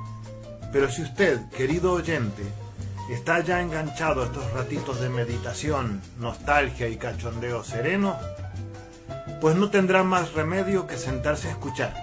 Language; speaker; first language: Spanish; native; Spanish